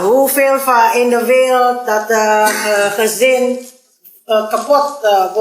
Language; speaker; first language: Dutch; non-native, learner; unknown